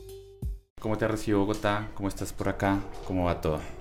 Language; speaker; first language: Spanish; native; Spanish